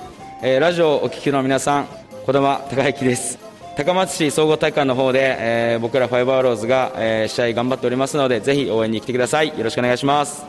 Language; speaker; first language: Japanese; native; Japanese